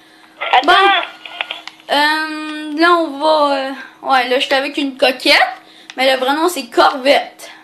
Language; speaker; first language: French; native; French